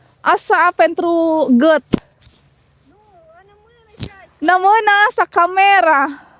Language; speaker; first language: Romanian; non-native, learner; Indonesian